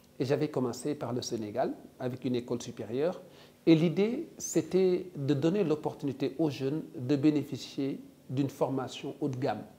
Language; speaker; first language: French; non-native, local second language; Wolof